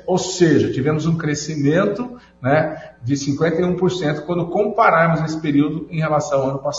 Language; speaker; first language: Portuguese; native; Portuguese